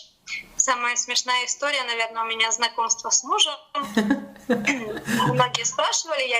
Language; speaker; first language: Russian; native; Russian